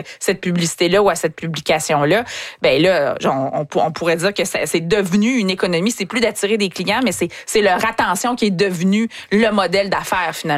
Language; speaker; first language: French; native; French